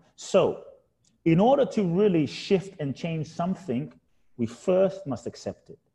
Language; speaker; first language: English; native; English